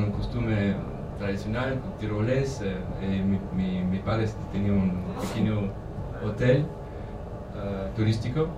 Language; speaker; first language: Spanish; non-native, learner; German